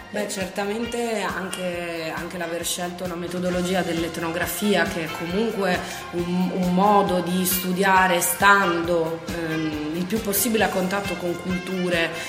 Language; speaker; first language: Italian; native; Italian